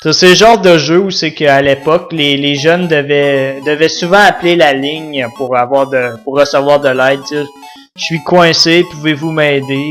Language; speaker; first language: French; native; French